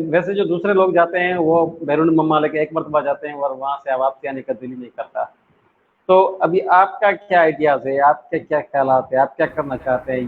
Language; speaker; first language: Urdu; non-native, local second language; Sindhi